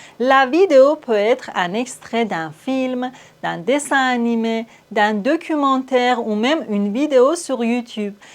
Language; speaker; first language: French; non-native, fluent; Persian